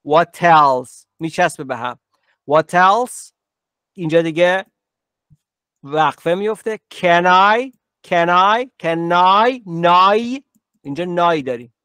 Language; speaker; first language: Persian; native; Persian